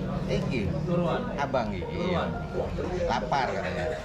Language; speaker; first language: Indonesian; native; Indonesian